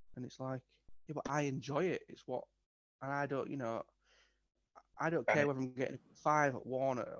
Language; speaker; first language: English; native; English